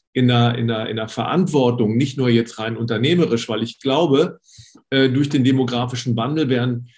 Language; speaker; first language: German; native; German